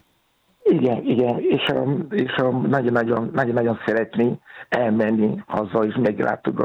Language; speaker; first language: Hungarian; non-native, fluent; Yoruba